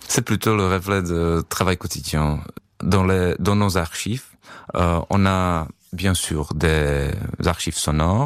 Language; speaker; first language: French; non-native, fluent; Czech